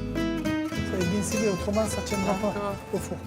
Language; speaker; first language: French; native; French